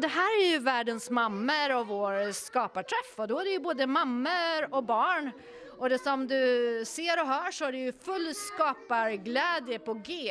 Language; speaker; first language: Swedish; native; Swedish